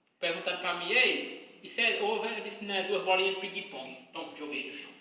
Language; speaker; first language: Portuguese; native; Portuguese